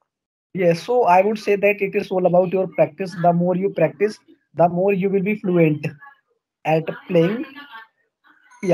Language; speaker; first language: English; non-native, learner; Hindi